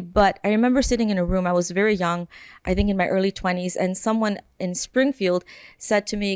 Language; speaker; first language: English; native; English